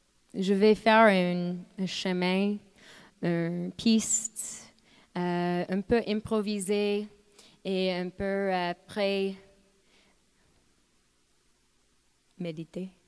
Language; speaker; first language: French; non-native, fluent; English